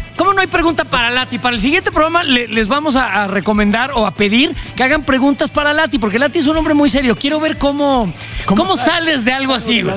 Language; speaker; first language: Spanish; native; Spanish